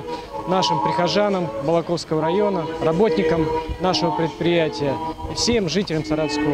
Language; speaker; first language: Russian; native; Russian